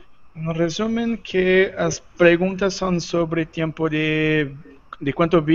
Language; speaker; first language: Spanish; non-native, learner; Portuguese